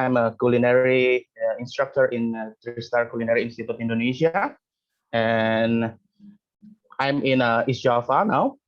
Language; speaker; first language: English; non-native, learner; Indonesian